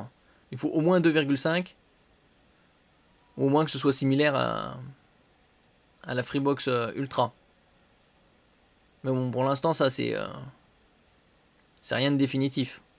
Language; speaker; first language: French; native; French